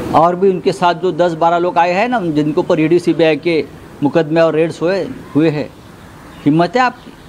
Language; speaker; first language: Hindi; non-native, local second language; Marathi